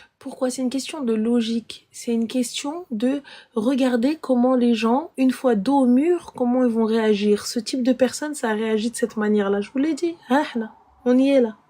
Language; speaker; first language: French; early bilingual, other home language; Arabic